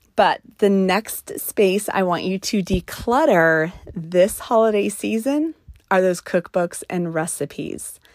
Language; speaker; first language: English; native; English